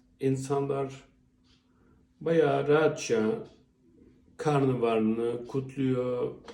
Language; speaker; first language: Turkish; early bilingual, heritage; Turkish